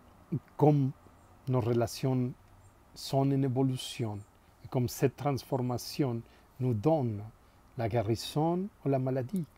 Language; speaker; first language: French; non-native, fluent; Spanish